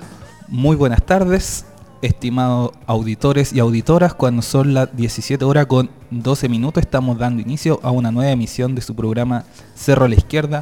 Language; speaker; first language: Spanish; native; Spanish